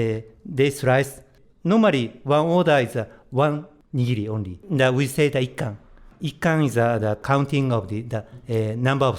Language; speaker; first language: English; non-native, learner; Japanese